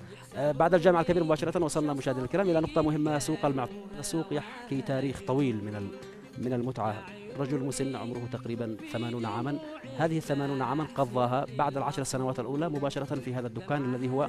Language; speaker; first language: Arabic; native; Arabic